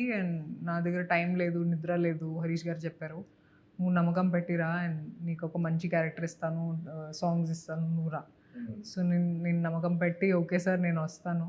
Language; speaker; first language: Telugu; non-native, fluent; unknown